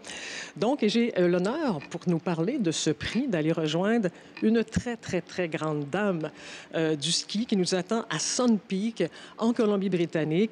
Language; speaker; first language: French; native; French